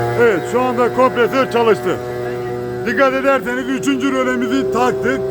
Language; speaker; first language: Turkish; native; Turkish